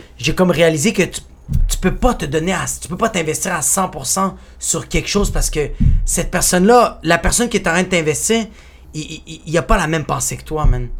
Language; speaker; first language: French; early bilingual, other home language; Spanish